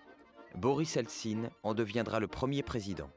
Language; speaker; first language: French; native; French